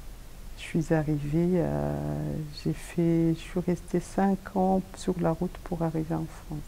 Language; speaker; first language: French; non-native, local second language; Kinyarwanda